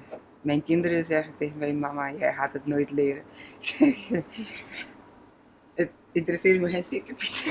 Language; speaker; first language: Dutch; non-native, learner; Portuguese